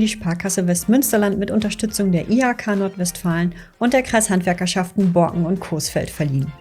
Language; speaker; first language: German; native; German